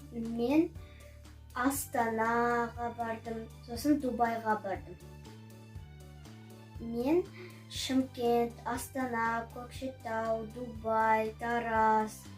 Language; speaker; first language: Kazakh; non-native, local second language; Russian